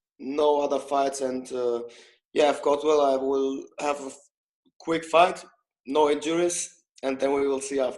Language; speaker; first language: English; non-native, fluent; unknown